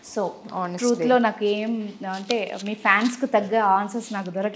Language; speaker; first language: Telugu; native; Telugu